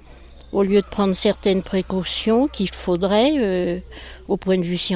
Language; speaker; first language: French; native; French